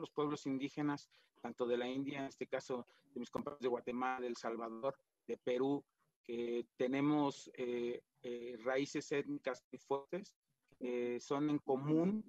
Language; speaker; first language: Spanish; native; Spanish